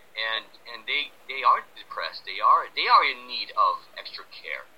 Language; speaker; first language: English; native; English